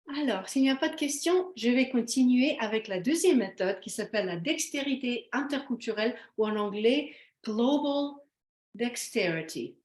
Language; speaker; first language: French; non-native, fluent; Slovenian